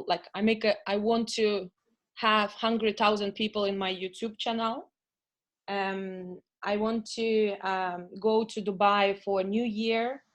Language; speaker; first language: English; non-native, fluent; Russian